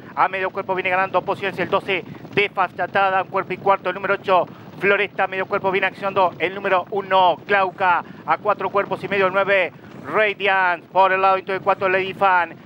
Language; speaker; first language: Spanish; native; Spanish